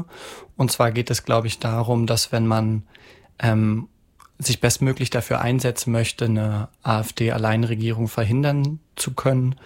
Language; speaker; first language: German; native; German